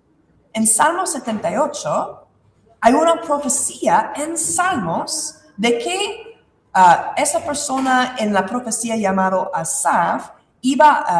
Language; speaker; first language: Spanish; non-native, fluent; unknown